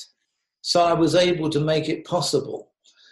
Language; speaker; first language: English; native; English